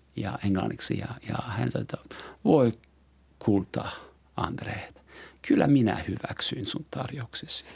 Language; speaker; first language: Finnish; non-native, fluent; French